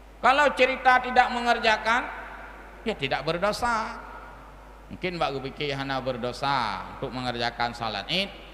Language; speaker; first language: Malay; non-native, local second language; Achinese